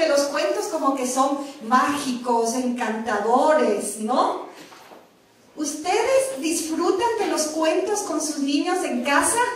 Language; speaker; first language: Spanish; native; Spanish